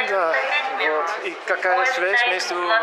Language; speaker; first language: Russian; non-native, fluent; Dutch